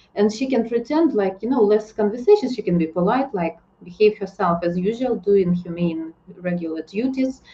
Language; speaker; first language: English; non-native, fluent; Ukrainian